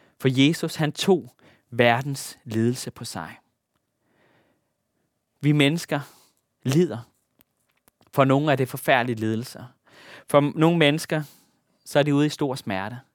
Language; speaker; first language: Danish; native; Danish